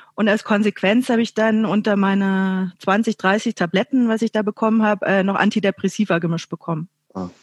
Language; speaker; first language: German; native; German